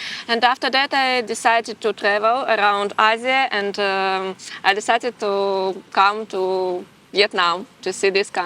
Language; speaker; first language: English; non-native, learner; Ukrainian